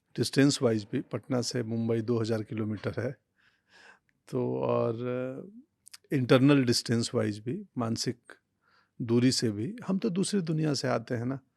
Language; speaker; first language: Hindi; non-native, local second language; Bhojpuri